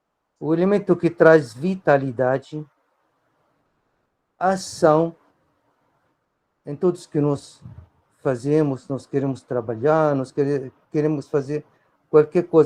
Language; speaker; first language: Portuguese; non-native, fluent; Arabic